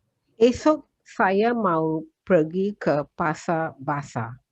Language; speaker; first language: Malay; non-native, learner; Tamil